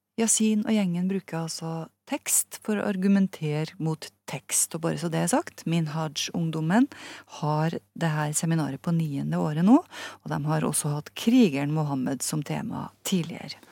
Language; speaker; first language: Norwegian; native; Norwegian